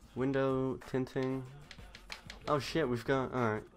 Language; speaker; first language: English; native; English